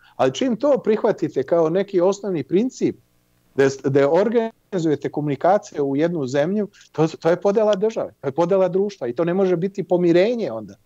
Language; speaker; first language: Serbian; early bilingual, heritage; Serbian